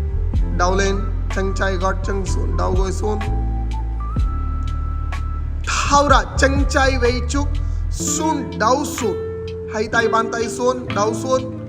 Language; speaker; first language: Vietnamese; non-native, learner; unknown